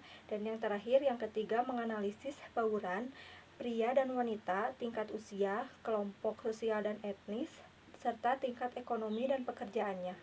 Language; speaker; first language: Indonesian; native; Indonesian